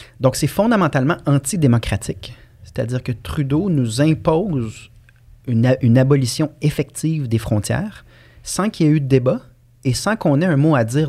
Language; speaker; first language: French; native; French